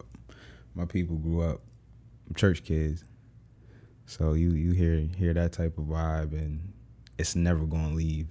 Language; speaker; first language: English; native; English